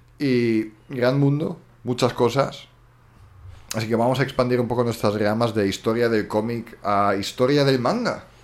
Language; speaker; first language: Spanish; early bilingual, other home language; German